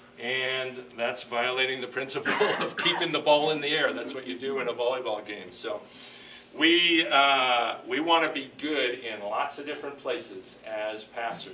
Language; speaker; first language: English; native; English